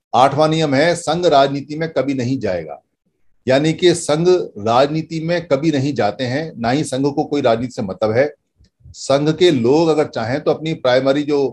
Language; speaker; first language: Hindi; native; Hindi